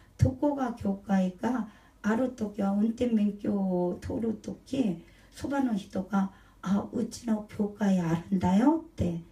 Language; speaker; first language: Japanese; non-native, learner; Korean